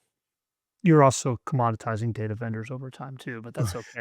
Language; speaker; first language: English; native; English